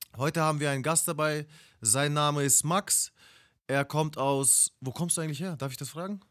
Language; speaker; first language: German; early bilingual, other home language; Russian